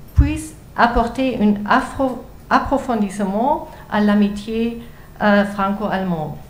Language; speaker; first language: French; non-native, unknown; German